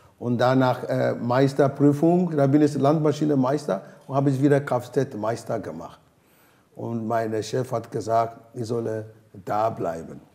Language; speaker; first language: German; non-native, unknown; Ewe